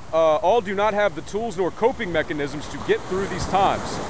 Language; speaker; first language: English; native; English